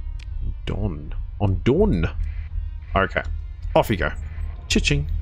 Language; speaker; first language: English; native; English